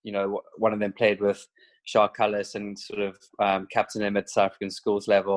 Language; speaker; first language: English; native; English